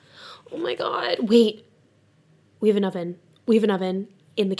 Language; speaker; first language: English; native; English